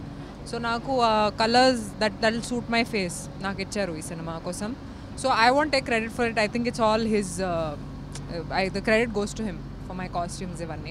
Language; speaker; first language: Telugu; non-native, fluent; Hindi